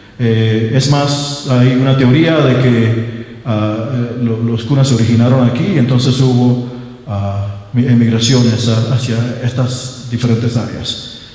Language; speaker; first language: Spanish; non-native, local second language; English